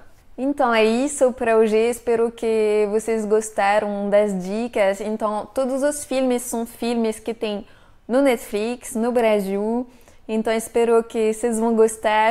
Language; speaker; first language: Portuguese; non-native, fluent; French